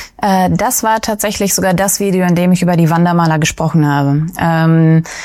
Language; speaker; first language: German; early bilingual, other home language; Russian